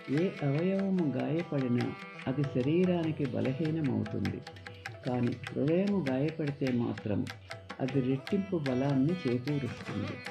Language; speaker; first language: Telugu; native; Telugu